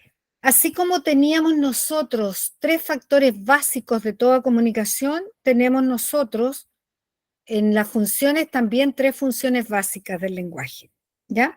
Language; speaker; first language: Spanish; native; Spanish